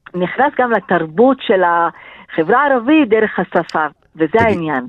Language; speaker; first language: Hebrew; non-native, local second language; Arabic